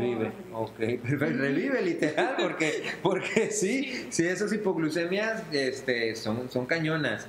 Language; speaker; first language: Spanish; native; Spanish